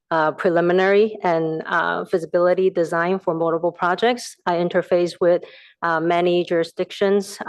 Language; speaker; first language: English; non-native, fluent; Chinese